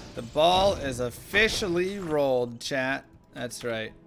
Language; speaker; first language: English; native; English